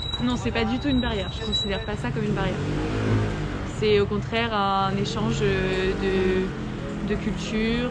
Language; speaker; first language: French; native; French